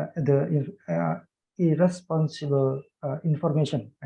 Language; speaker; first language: English; non-native, learner; Indonesian